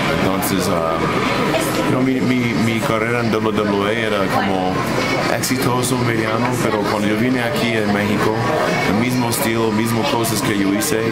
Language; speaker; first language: Spanish; non-native, fluent; English